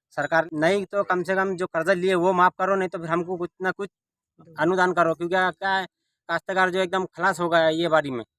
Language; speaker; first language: Hindi; non-native, local second language; Marathi